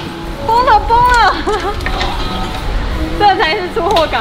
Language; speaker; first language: Chinese; native; Chinese